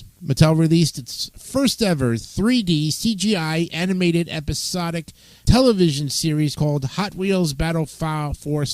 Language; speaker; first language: English; native; English